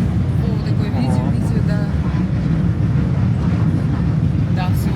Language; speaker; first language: Russian; native; Russian